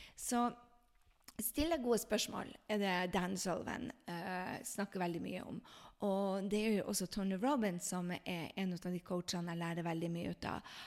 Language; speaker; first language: Norwegian; native; Norwegian